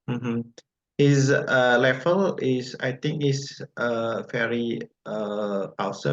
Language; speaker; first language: English; non-native, fluent; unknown